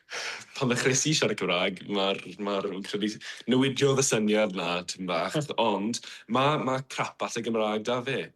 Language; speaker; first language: Welsh; non-native, fluent; English